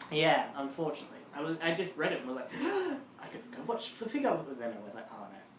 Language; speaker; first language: English; native; English